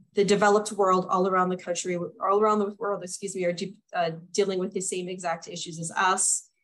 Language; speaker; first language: English; native; English